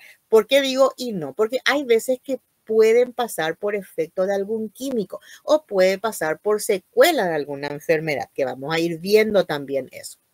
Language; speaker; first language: Spanish; native; Spanish